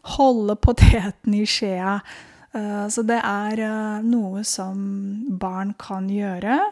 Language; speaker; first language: Norwegian; non-native, fluent; Romanian